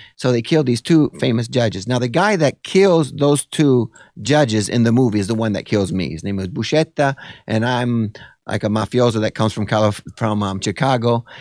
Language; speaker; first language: English; early bilingual, other home language; Italian